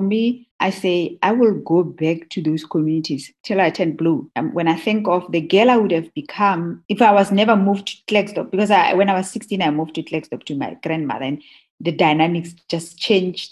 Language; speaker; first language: English; non-native, local second language; Tswana